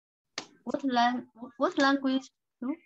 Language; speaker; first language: English; non-native, learner; Chinese